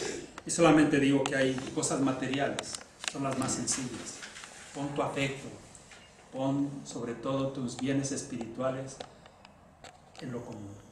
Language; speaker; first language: Spanish; native; Spanish